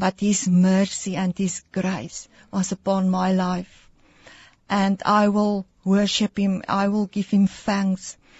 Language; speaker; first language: English; non-native, learner; Afrikaans